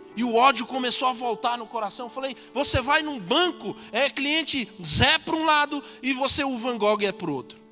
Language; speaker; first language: Portuguese; native; Portuguese